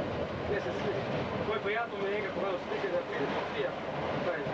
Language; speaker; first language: Slovenian; non-native, learner; Italian